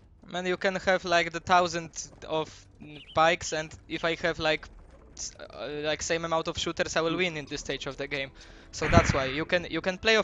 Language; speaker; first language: English; non-native, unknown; Polish